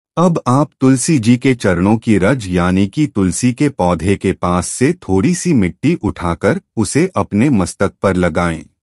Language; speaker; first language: Hindi; native; Hindi